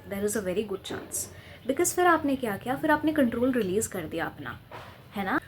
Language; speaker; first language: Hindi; non-native, local second language; Bangla